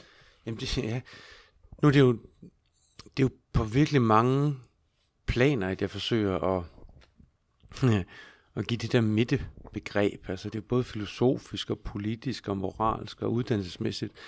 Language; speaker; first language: Danish; native; Danish